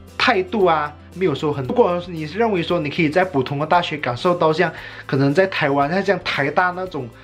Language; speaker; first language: Chinese; native; Chinese